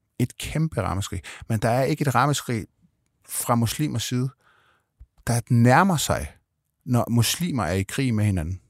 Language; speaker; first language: Danish; native; Danish